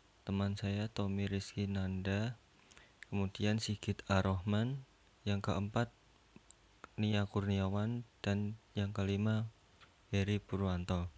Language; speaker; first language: Indonesian; native; Indonesian